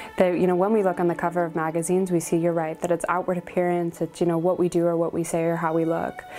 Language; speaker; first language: English; native; English